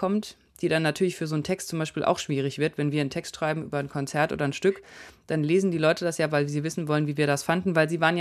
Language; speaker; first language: German; native; German